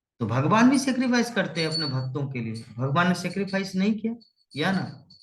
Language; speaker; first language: Hindi; non-native, local second language; Bangla